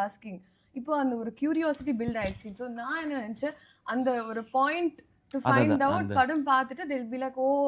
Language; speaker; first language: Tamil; non-native, learner; Telugu